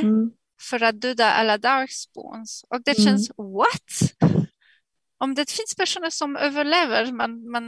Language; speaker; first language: Swedish; non-native, fluent; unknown